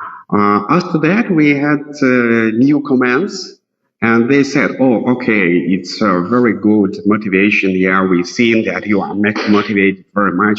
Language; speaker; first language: English; non-native, fluent; Russian